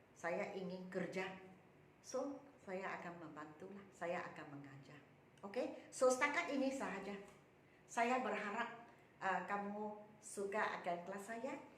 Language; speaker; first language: Malay; non-native, local second language; Chinese